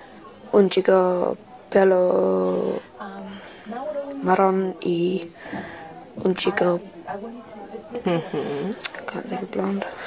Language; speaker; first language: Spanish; non-native, learner; English